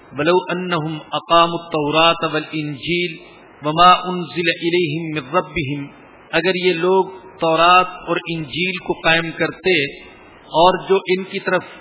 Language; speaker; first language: Urdu; non-native, local second language; Punjabi